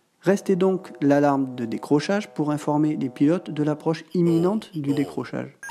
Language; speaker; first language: French; native; French